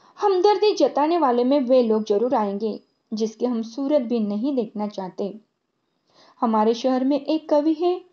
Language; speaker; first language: Hindi; non-native, local second language; Marathi